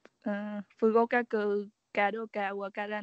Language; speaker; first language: Japanese; non-native, learner; Vietnamese